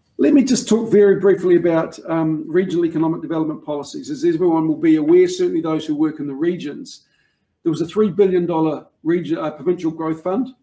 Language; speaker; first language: English; native; English